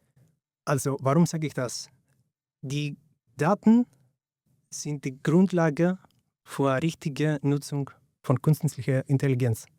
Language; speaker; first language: German; non-native, fluent; Greek